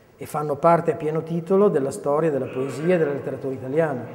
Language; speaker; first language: Italian; non-native, local second language; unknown